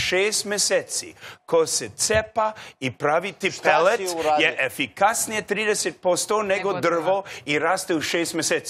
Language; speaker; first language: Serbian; non-native, learner; English